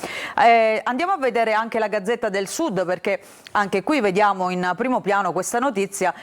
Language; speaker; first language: Italian; native; Italian